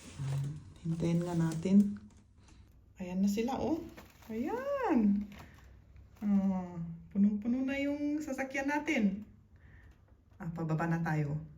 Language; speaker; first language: Filipino; native; Filipino